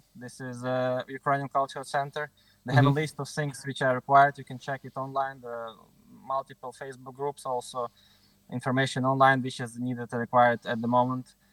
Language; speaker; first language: English; non-native, fluent; Ukrainian